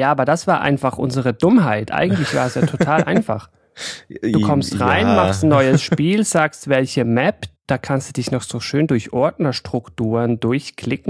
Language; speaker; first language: German; native; German